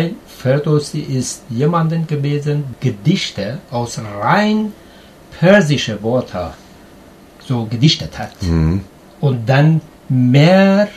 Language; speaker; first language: German; non-native, learner; Persian